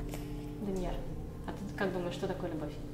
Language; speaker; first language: Russian; native; Russian